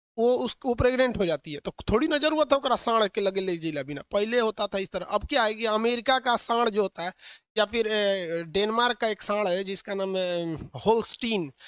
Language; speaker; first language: Hindi; native; Hindi